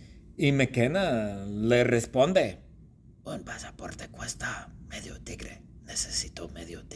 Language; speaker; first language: Spanish; non-native, fluent; English